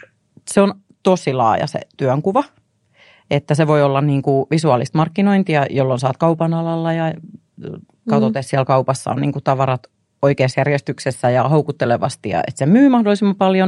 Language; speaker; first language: Finnish; native; Finnish